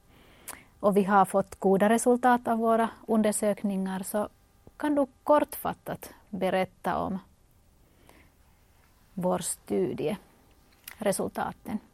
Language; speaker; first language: Swedish; non-native, local second language; Finnish